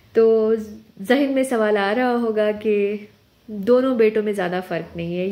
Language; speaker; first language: Hindi; non-native, local second language; Urdu